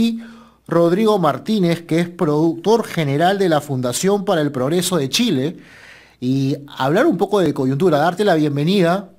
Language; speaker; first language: Spanish; native; Spanish